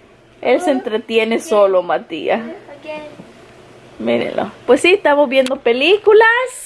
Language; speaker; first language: Spanish; early bilingual, heritage; Spanish